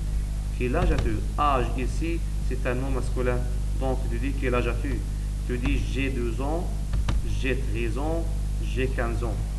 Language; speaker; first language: French; non-native, learner; Arabic